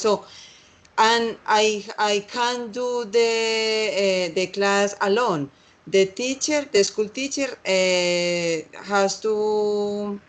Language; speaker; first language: English; non-native, learner; Spanish